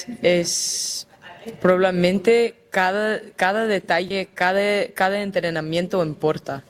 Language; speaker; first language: Spanish; early bilingual, heritage; Spanish